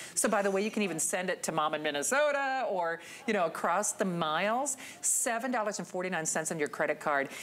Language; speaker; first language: English; native; English